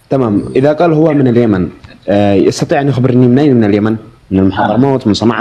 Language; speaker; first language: Arabic; native; Arabic